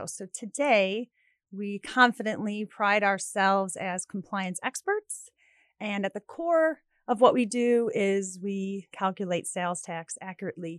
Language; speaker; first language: English; native; English